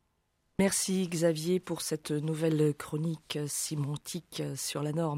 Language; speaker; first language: French; native; French